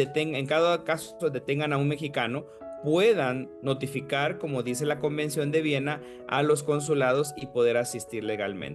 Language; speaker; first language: Spanish; native; Spanish